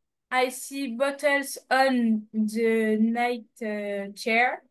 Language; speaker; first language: English; non-native, learner; French